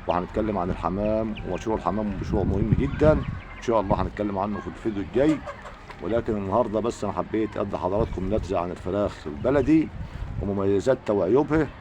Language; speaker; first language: Arabic; native; Arabic